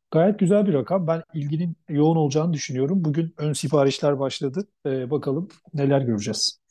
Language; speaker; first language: Turkish; native; Turkish